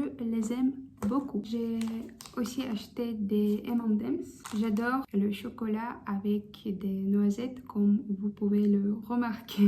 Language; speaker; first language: French; non-native, fluent; Russian